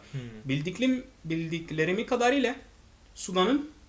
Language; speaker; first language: Turkish; non-native, fluent; Arabic